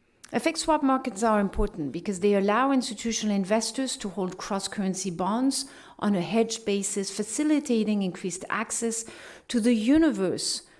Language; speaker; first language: English; non-native, fluent; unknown